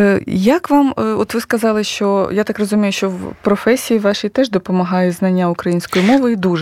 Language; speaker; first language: Ukrainian; native; Ukrainian